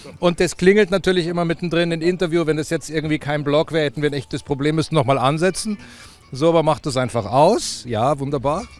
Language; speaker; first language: German; native; German